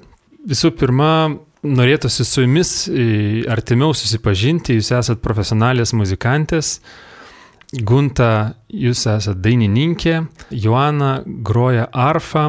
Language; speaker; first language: Lithuanian; native; Lithuanian